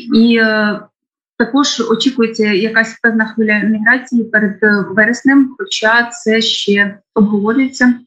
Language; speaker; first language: Ukrainian; native; Ukrainian